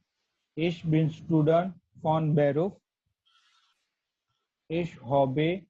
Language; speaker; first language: German; non-native, learner; Gujarati